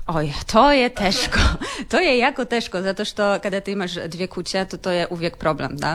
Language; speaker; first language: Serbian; non-native, learner; Polish